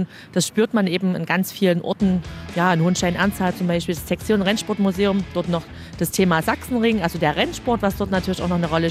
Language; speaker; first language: German; native; German